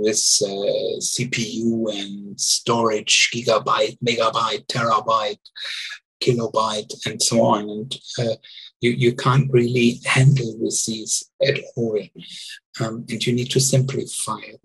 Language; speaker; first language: English; non-native, learner; German